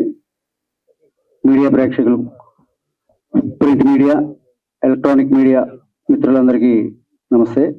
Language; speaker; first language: Telugu; native; Telugu